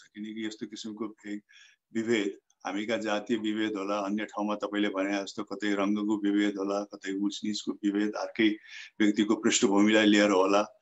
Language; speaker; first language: Nepali; native; Nepali